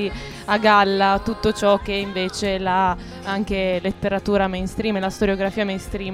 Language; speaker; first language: Italian; native; Italian